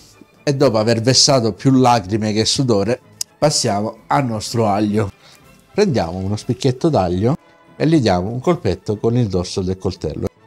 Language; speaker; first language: Italian; native; Italian